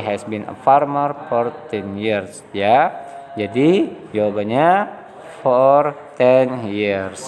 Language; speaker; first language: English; non-native, fluent; Indonesian